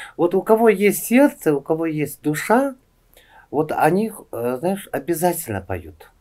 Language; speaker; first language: Russian; non-native, local second language; Uzbek